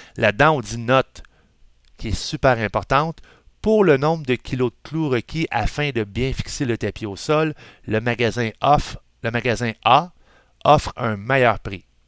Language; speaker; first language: French; native; French